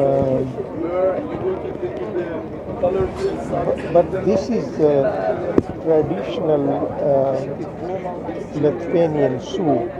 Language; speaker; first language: English; non-native, fluent; Urdu